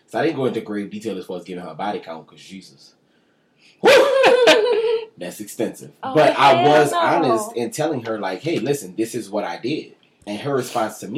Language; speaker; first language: English; native; English